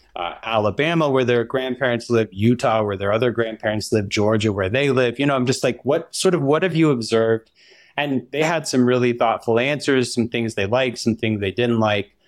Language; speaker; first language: English; native; English